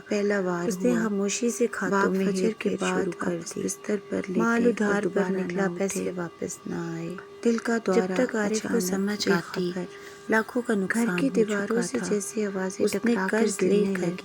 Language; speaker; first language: Urdu; native; Urdu